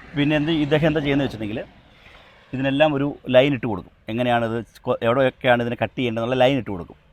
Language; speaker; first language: Malayalam; native; Malayalam